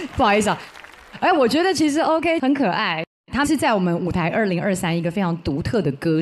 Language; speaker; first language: Chinese; native; Chinese